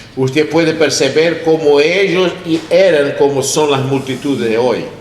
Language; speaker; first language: Spanish; non-native, learner; English